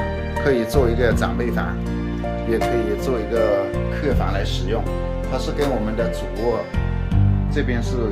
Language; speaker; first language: Chinese; native; Chinese